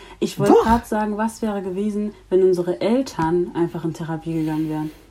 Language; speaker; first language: German; early bilingual, other home language; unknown